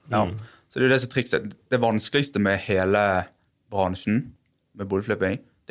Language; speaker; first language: Norwegian; native; Norwegian